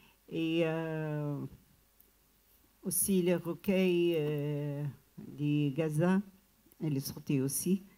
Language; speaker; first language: French; non-native, learner; Arabic